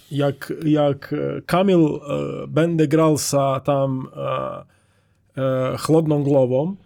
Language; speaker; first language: Polish; non-native, learner; Croatian